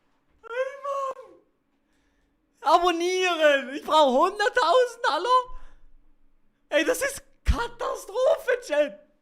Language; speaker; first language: German; native; German